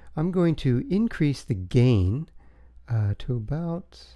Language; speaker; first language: English; native; English